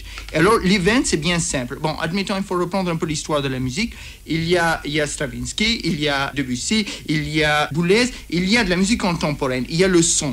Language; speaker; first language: French; native; French